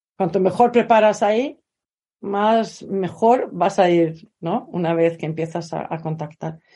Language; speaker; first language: Spanish; non-native, fluent; Swedish